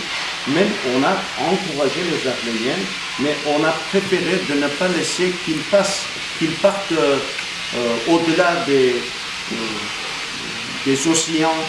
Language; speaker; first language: French; non-native, fluent; Armenian